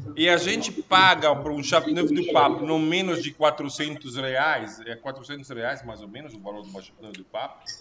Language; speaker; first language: Portuguese; non-native, fluent; Italian